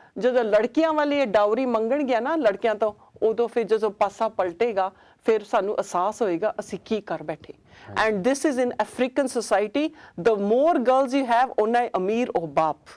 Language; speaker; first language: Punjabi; early bilingual, heritage; Punjabi